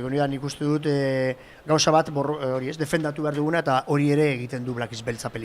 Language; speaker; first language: Basque; native; Basque